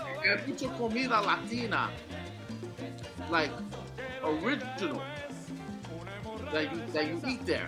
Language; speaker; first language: English; early bilingual, other home language; Spanish